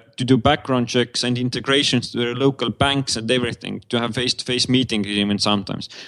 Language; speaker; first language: English; non-native, fluent; Estonian